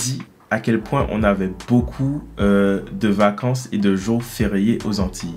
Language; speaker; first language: French; native; French